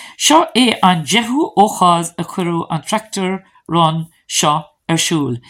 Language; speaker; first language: Irish; non-native, local second language; English